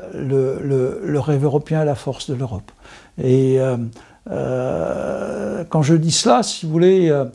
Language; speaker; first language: French; non-native, local second language; Swiss German